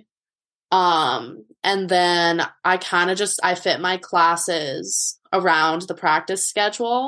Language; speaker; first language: English; native; English